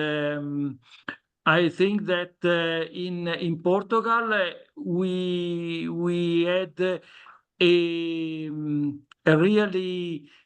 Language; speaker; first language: English; non-native, learner; Italian